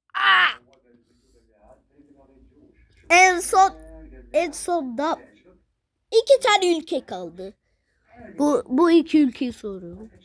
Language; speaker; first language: Turkish; early bilingual, other home language; Arabic